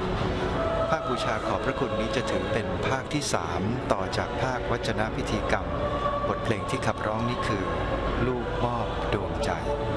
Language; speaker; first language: Thai; native; Thai